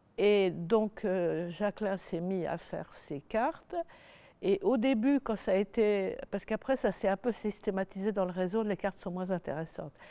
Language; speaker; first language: French; native; French